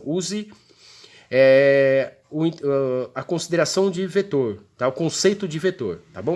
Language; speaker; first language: Portuguese; native; Portuguese